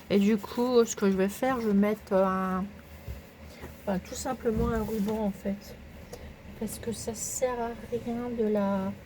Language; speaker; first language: French; native; French